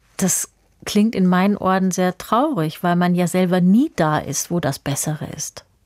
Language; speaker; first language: German; native; German